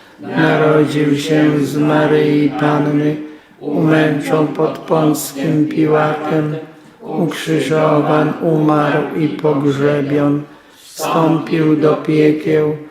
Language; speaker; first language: Polish; native; Polish